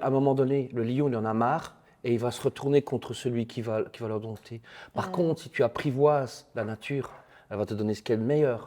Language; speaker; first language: French; native; French